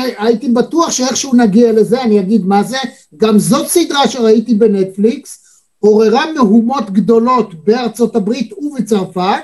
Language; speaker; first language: Hebrew; native; Hebrew